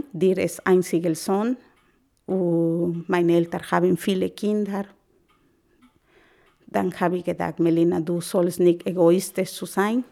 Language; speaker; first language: German; non-native, learner; Spanish